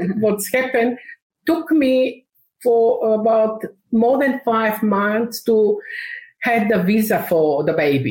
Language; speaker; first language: English; non-native, learner; Macedonian